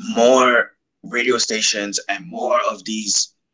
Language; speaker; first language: English; native; English